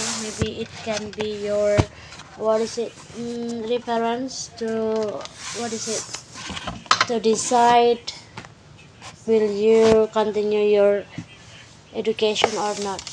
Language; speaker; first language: English; non-native, learner; Indonesian